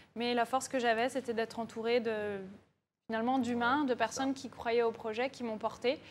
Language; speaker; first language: French; native; French